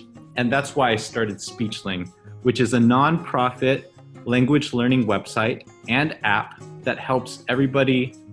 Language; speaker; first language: English; early bilingual, other home language; Chinese